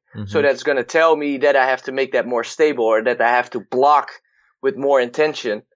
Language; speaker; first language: English; non-native, fluent; Dutch